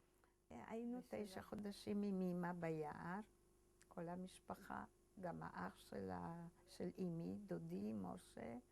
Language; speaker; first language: Hebrew; early bilingual, other home language; Polish